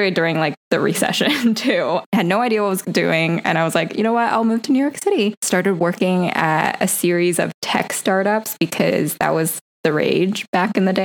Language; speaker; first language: English; native; English